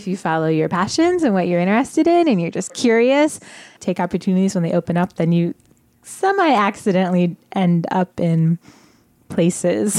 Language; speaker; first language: English; native; English